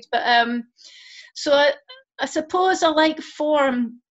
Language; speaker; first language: English; native; English